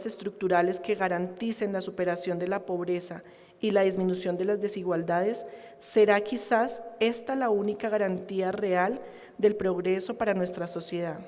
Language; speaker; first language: Spanish; native; Spanish